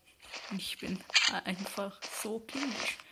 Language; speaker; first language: German; native; German